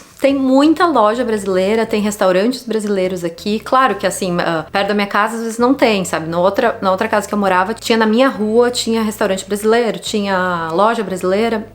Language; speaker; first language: Portuguese; native; Portuguese